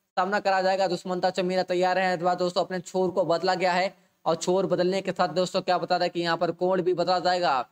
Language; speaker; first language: Hindi; native; Hindi